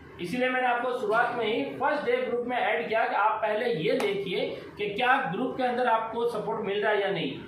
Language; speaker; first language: Hindi; native; Hindi